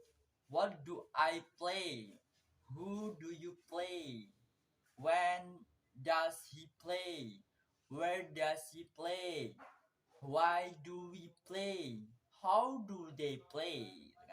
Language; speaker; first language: English; non-native, learner; Indonesian